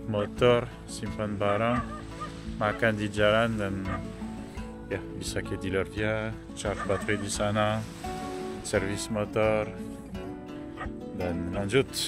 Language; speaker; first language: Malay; non-native, learner; French